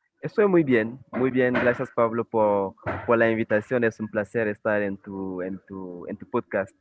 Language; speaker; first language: Spanish; non-native, fluent; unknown